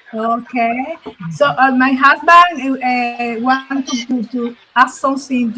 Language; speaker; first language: English; non-native, learner; Spanish